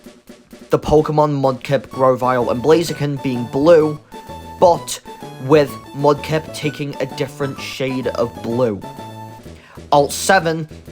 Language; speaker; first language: English; native; English